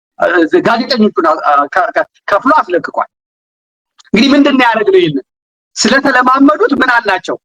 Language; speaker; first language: Amharic; native; Amharic